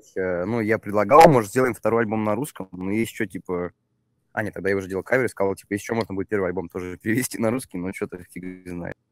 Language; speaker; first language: Russian; native; Russian